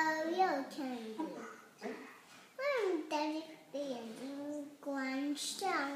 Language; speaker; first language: Chinese; early bilingual, heritage; Chinese